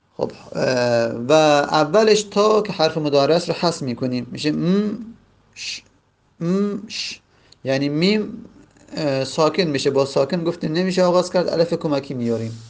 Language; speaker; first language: Persian; native; Persian